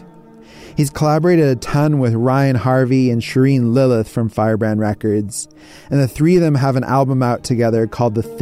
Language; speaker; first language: English; native; English